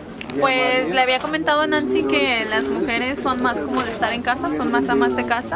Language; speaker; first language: Spanish; native; Spanish